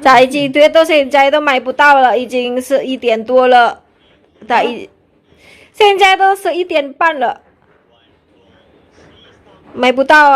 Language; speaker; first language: Chinese; non-native, learner; Javanese